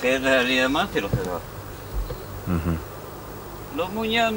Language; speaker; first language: Hebrew; non-native, fluent; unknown